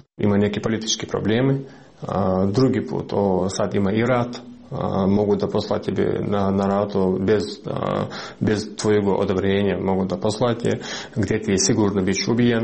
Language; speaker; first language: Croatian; non-native, learner; Chechen